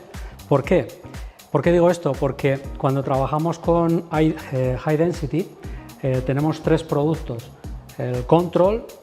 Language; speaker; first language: Spanish; native; Spanish